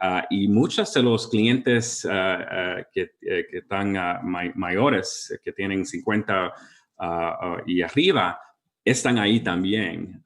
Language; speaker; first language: Spanish; early bilingual, heritage; English